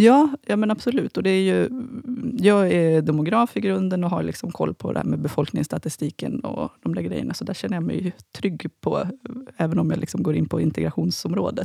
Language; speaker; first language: Swedish; native; Swedish